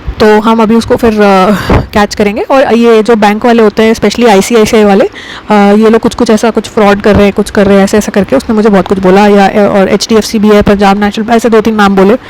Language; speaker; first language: Hindi; native; Hindi